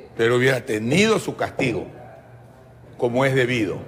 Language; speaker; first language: Spanish; native; Spanish